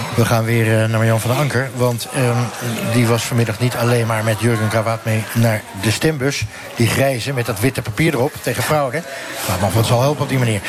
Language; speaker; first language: Dutch; native; Dutch